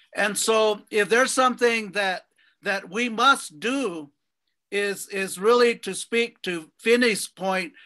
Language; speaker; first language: English; native; English